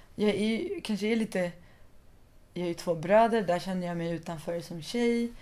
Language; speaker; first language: Swedish; early bilingual, other home language; Persian